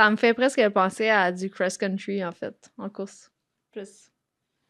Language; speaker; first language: French; native; French